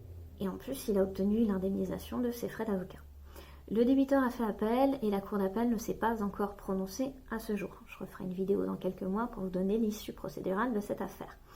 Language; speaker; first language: French; native; French